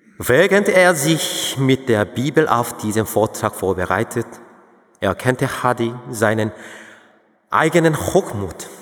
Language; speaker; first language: German; non-native, fluent; Korean